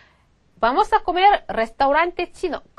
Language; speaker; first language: Spanish; non-native, fluent; Korean